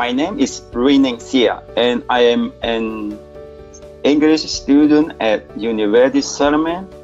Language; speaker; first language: English; non-native, learner; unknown